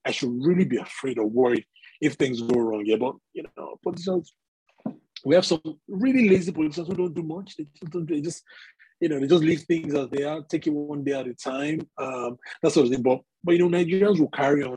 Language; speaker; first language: English; non-native, local second language; Yoruba